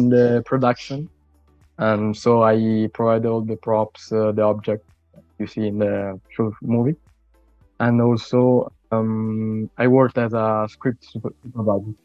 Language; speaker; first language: English; non-native, learner; Italian